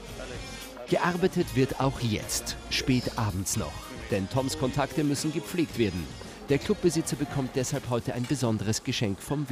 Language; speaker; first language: German; native; German